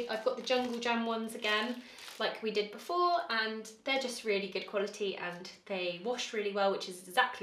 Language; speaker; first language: English; native; English